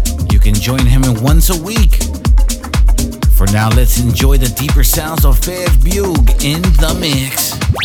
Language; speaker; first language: English; early bilingual, other home language; Spanish